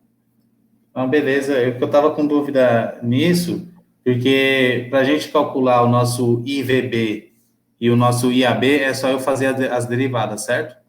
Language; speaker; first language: Portuguese; native; Portuguese